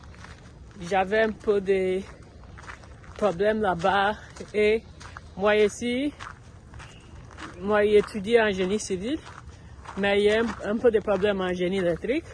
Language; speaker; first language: French; non-native, learner; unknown